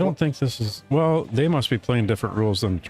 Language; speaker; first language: English; native; English